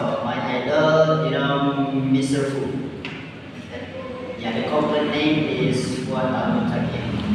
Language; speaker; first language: English; non-native, learner; Indonesian